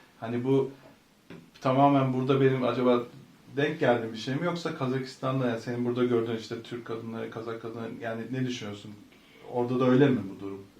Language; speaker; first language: Turkish; native; Turkish